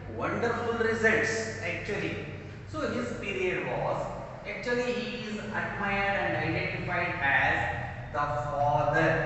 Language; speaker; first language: English; non-native, local second language; Kannada